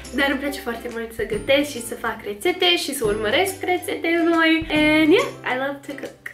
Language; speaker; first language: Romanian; non-native, fluent; English